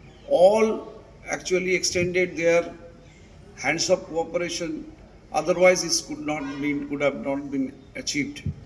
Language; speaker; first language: English; non-native, local second language; Bangla